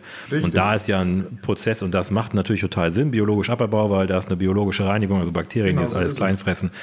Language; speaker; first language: German; native; German